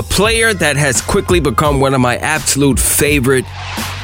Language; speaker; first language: English; native; English